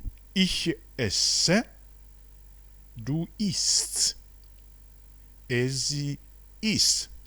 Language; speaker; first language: German; non-native, fluent; Rundi